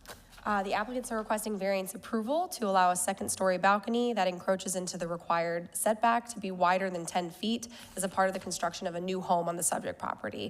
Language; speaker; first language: English; native; English